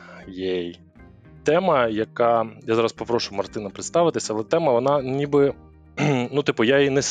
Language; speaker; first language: Ukrainian; native; Ukrainian